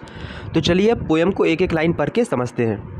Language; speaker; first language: Hindi; native; Hindi